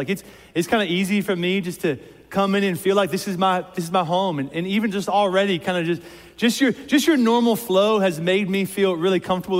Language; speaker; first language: English; native; English